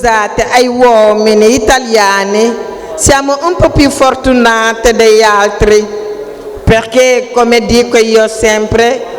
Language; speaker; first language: Italian; non-native, fluent; Wolof